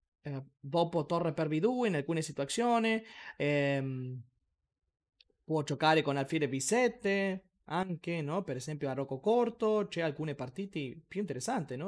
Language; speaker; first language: Italian; non-native, learner; Spanish